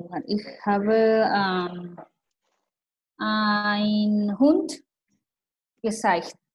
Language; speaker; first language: German; non-native, learner; Spanish